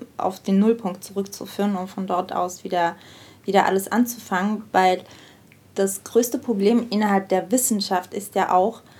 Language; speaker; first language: German; non-native, fluent; Ukrainian